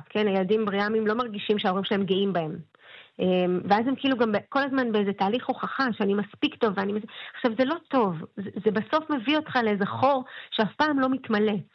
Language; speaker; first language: Hebrew; early bilingual, other home language; Russian